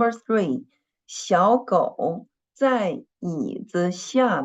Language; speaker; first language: Chinese; non-native, fluent; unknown